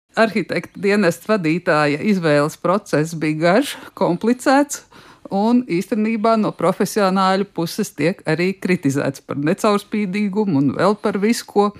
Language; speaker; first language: Latvian; native; Latvian